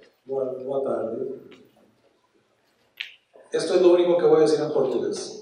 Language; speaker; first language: Spanish; native; Spanish